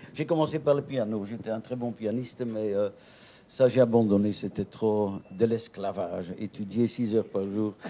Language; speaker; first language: French; native; French